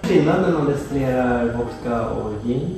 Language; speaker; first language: Swedish; non-native, learner; Japanese